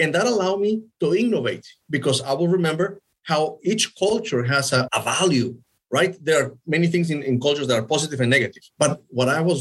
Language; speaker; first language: English; non-native, fluent; Spanish